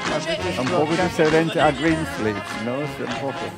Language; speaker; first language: Spanish; non-native, fluent; English